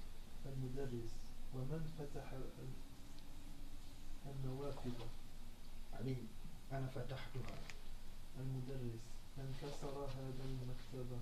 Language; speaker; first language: Arabic; non-native, learner; French